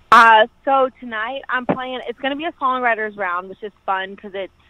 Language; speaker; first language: English; native; English